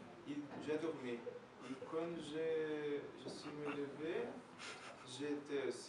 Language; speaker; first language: French; non-native, learner; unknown